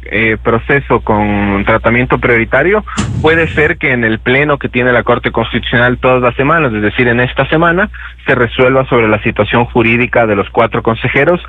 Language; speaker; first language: Spanish; native; Spanish